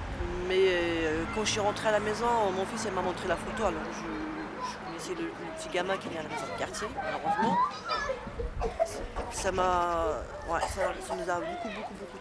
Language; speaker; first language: French; non-native, local second language; Arabic